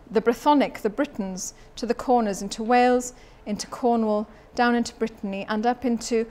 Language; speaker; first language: English; native; English